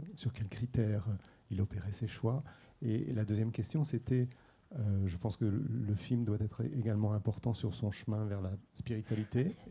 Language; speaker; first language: English; native; English